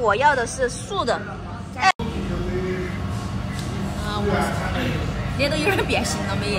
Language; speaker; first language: Chinese; native; Chinese